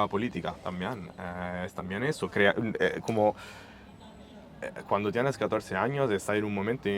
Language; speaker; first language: Spanish; non-native, fluent; Italian